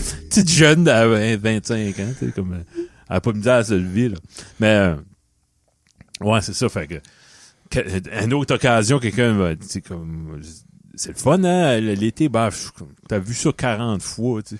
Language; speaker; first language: French; native; French